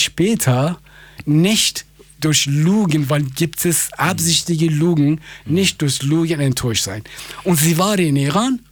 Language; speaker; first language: German; non-native, fluent; Persian